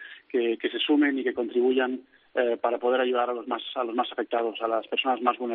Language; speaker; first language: Spanish; native; Spanish